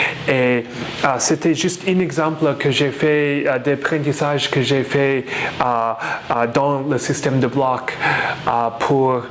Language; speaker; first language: French; non-native, learner; English